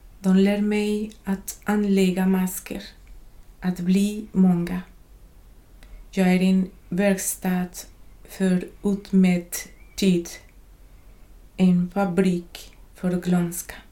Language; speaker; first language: Swedish; non-native, fluent; Spanish